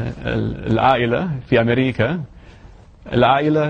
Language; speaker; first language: Arabic; non-native, learner; English